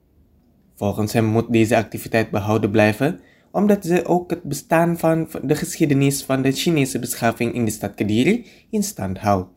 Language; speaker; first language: Dutch; non-native, fluent; Indonesian